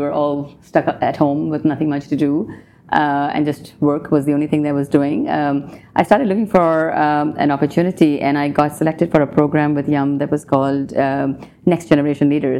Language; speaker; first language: English; non-native, local second language; Urdu